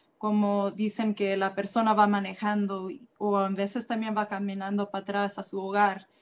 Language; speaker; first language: Spanish; early bilingual, heritage; Spanish